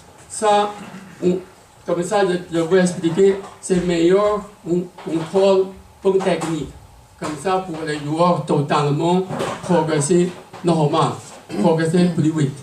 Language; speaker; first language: French; non-native, learner; Chinese